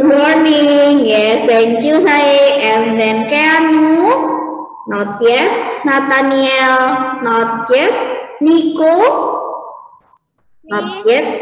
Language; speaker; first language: English; non-native, learner; Indonesian